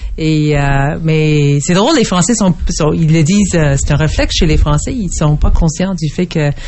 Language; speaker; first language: French; non-native, fluent; English